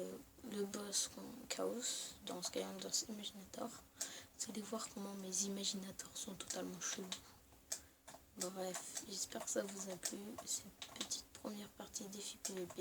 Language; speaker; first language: French; native; French